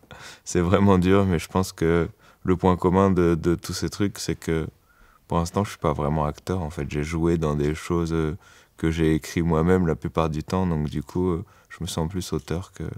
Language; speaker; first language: French; native; French